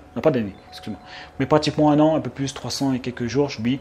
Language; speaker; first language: French; native; French